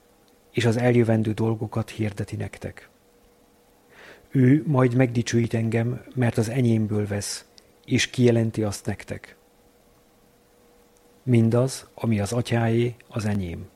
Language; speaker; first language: Hungarian; native; Hungarian